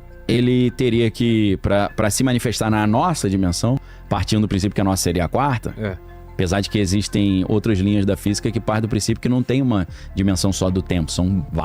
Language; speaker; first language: Portuguese; native; Portuguese